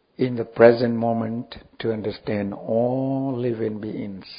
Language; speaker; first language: English; non-native, learner; Vietnamese